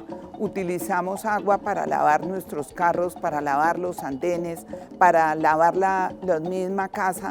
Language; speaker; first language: Spanish; native; Spanish